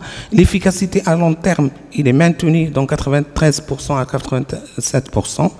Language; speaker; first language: French; non-native, local second language; Arabic